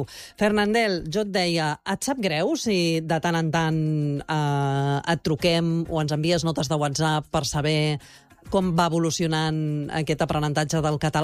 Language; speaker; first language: Catalan; native; Catalan